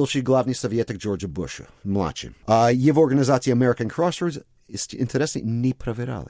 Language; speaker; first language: Russian; non-native, fluent; English